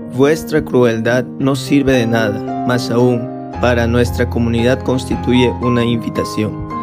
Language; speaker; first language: Spanish; non-native, fluent; Vietnamese